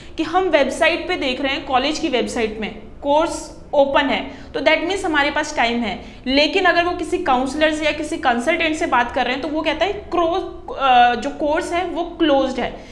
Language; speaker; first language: Hindi; non-native, local second language; Punjabi